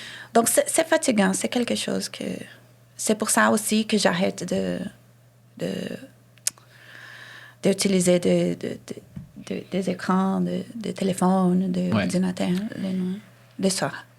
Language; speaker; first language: French; non-native, fluent; Portuguese